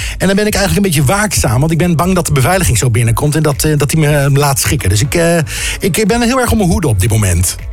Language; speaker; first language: Dutch; native; Dutch